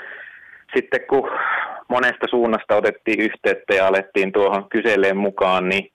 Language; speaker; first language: Finnish; native; Finnish